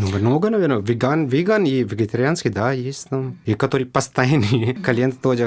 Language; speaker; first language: Russian; non-native, learner; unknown